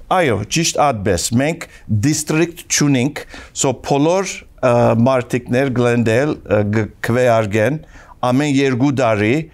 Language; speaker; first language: Armenian; early bilingual, heritage; Armenian